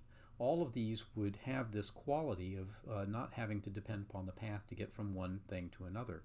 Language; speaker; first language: English; native; English